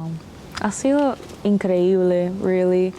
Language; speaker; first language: Spanish; early bilingual, other home language; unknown